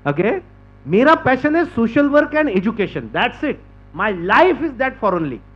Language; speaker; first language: Hindi; non-native, local second language; Marathi